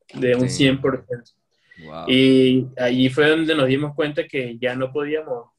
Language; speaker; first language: Spanish; native; Spanish